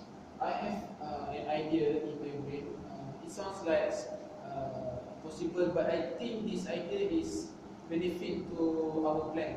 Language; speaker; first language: English; non-native, learner; Malay